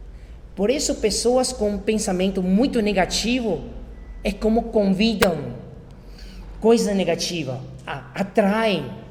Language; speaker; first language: Portuguese; non-native, fluent; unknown